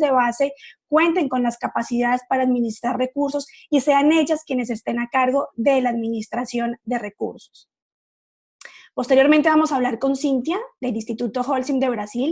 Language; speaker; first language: Spanish; native; Spanish